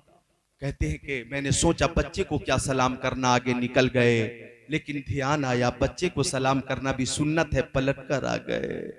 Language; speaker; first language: Hindi; native; Hindi